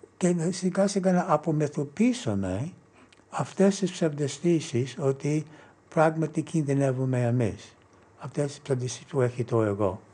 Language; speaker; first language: Greek; non-native, fluent; English